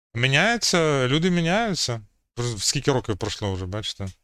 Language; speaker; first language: Ukrainian; native; Ukrainian